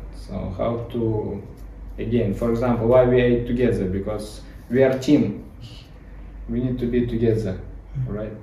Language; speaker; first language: English; non-native, learner; Ukrainian